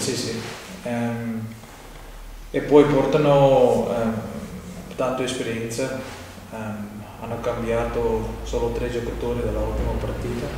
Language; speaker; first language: Italian; non-native, fluent; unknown